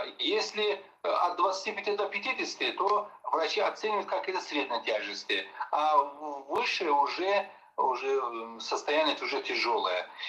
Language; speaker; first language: Russian; non-native, local second language; Azerbaijani